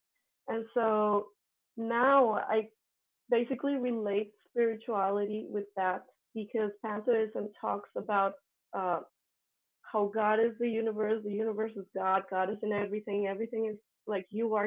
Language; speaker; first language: English; non-native, fluent; Spanish